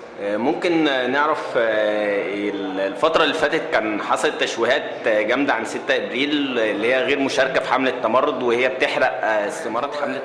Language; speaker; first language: Arabic; native; Arabic